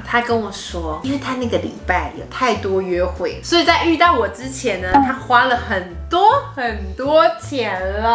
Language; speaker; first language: Chinese; native; Chinese